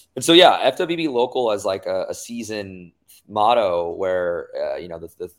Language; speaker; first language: English; native; English